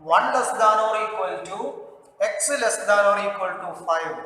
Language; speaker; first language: English; non-native, local second language; Malayalam